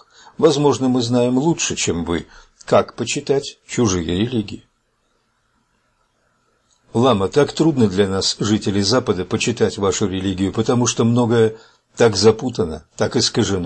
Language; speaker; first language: Russian; native; Russian